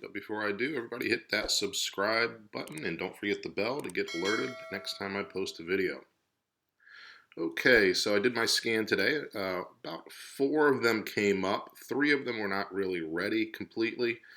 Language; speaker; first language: English; native; English